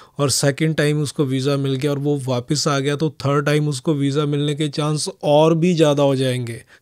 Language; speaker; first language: Hindi; non-native, local second language; Punjabi